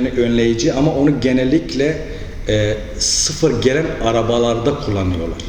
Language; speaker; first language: Turkish; non-native, local second language; Kurdish